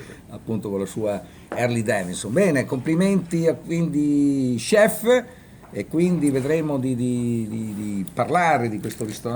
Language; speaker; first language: Italian; native; Italian